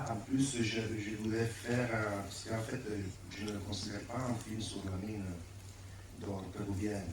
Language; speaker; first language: French; non-native, fluent; Italian